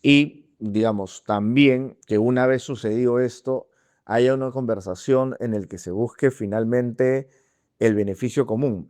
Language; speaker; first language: Spanish; native; Spanish